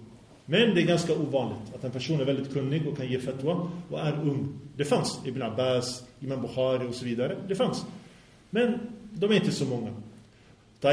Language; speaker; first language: Swedish; early bilingual, other home language; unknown